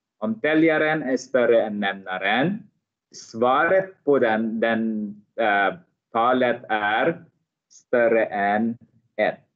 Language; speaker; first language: Swedish; non-native, fluent; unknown